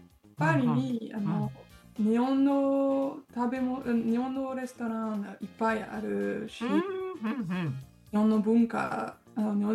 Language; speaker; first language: Japanese; non-native, learner; French